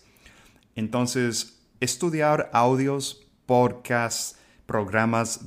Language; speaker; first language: Spanish; non-native, fluent; English